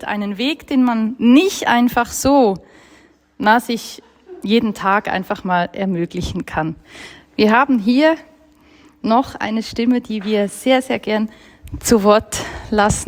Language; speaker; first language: German; native; German